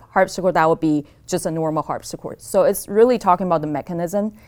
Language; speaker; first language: English; non-native, fluent; Chinese